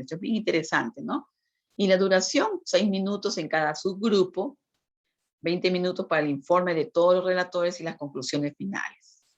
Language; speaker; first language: Spanish; native; Spanish